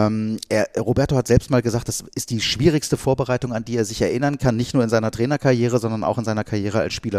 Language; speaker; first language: German; native; German